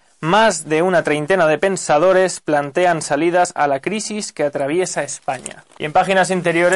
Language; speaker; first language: Spanish; native; Spanish